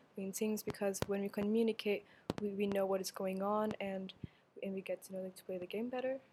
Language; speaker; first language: English; non-native, fluent; Indonesian